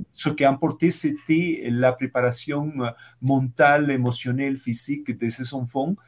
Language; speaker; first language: French; non-native, fluent; Spanish